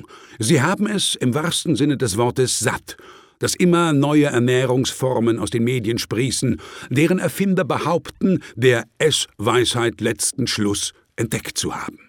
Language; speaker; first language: German; native; German